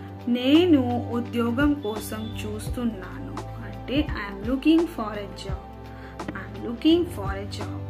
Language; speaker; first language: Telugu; non-native, fluent; Hindi